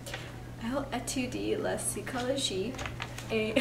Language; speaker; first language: French; non-native, learner; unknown